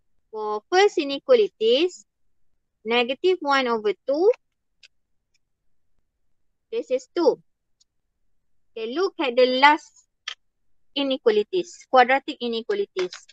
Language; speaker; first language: English; non-native, local second language; Malay